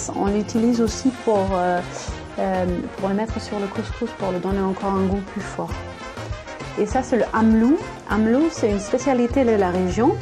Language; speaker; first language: French; non-native, fluent; German